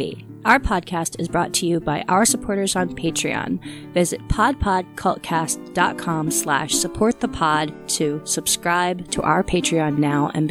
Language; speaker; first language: English; native; English